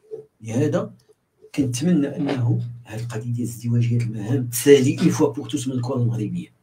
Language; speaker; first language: Arabic; native; Arabic